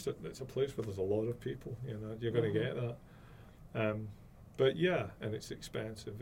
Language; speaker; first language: English; native; English